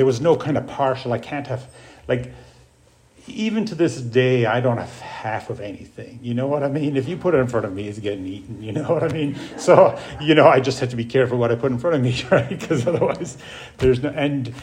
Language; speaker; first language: English; native; English